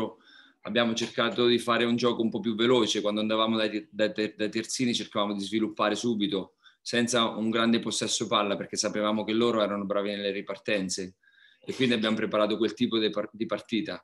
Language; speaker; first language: Italian; native; Italian